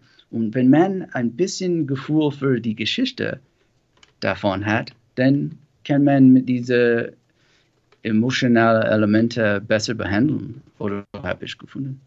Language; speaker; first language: German; non-native, learner; English